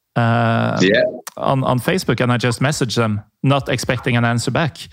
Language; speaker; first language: English; non-native, fluent; Norwegian